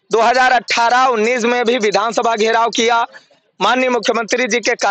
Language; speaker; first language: Hindi; native; Hindi